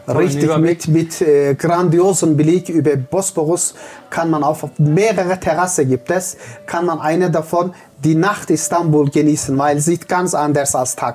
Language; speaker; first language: German; non-native, fluent; Turkish